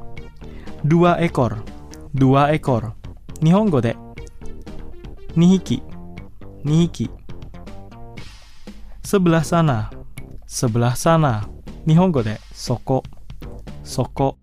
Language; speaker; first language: Japanese; non-native, fluent; Indonesian